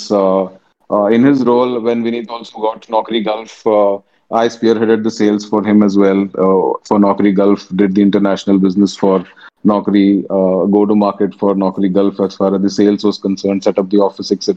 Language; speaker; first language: English; non-native, local second language; Tamil